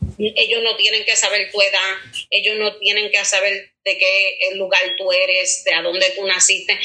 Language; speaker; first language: Spanish; early bilingual, heritage; Spanish